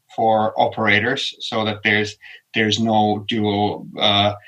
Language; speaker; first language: English; non-native, fluent; Finnish